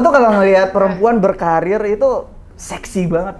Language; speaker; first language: Indonesian; native; Indonesian